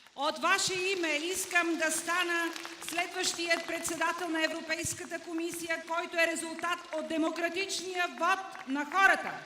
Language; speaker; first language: Bulgarian; native; Bulgarian